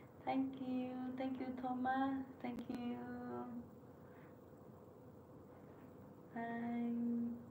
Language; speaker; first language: English; non-native, learner; Vietnamese